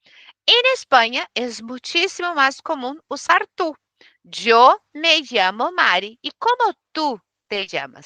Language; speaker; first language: Spanish; non-native, fluent; Portuguese